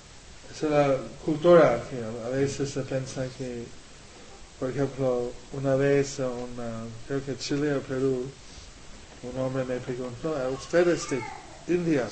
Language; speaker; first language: Spanish; non-native, learner; English